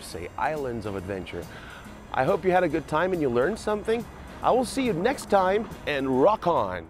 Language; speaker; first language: English; non-native, fluent; Portuguese